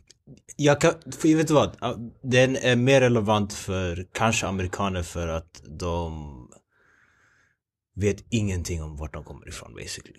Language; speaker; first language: Swedish; early bilingual, other home language; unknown